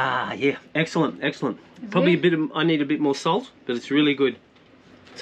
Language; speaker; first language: English; native; English